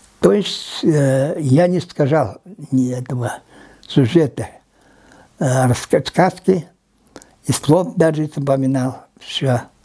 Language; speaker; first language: Russian; non-native, local second language; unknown